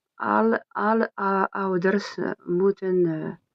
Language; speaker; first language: Dutch; non-native, learner; French